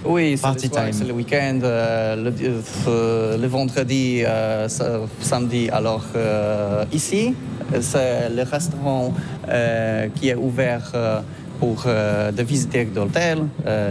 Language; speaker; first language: French; non-native, learner; Polish